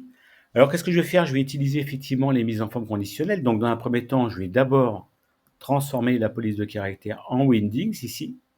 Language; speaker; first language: French; native; French